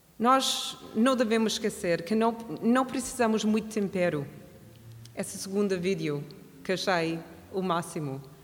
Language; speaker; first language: Portuguese; non-native, fluent; English